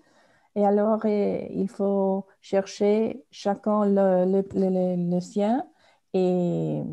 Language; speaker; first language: French; non-native, fluent; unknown